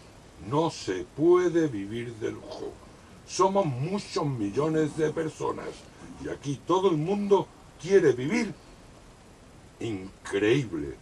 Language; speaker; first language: Spanish; native; Spanish